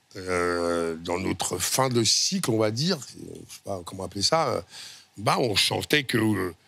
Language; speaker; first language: French; native; French